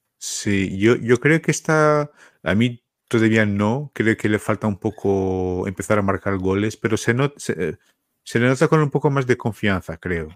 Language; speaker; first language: Spanish; non-native, fluent; Portuguese